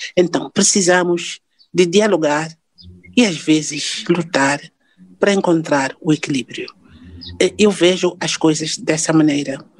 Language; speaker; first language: Portuguese; non-native, local second language; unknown